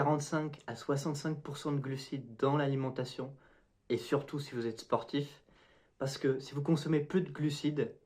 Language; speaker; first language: French; native; French